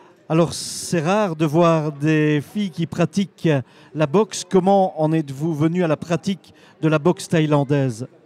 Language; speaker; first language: French; native; French